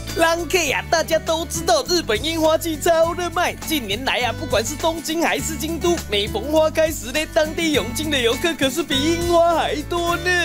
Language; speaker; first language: Chinese; native; Chinese